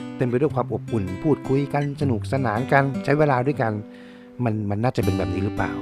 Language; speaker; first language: Thai; native; Thai